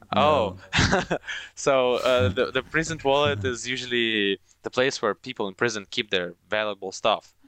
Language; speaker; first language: English; non-native, fluent; Romanian